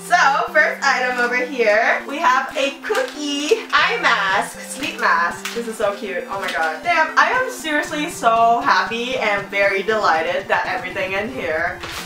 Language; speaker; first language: English; non-native, local second language; Chinese